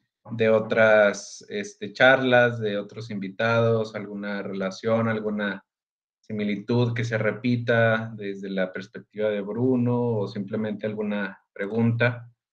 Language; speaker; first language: Spanish; native; Spanish